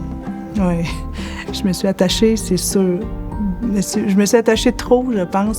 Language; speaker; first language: French; native; French